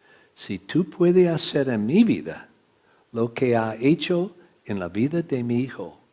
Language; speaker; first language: Spanish; non-native, learner; English